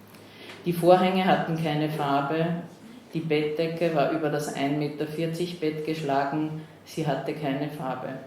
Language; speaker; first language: German; native; German